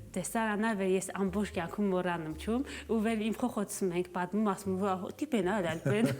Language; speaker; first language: Armenian; native; Armenian